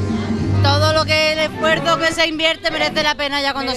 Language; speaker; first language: Spanish; native; Spanish